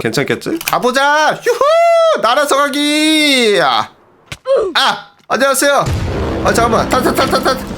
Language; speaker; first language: Korean; native; Korean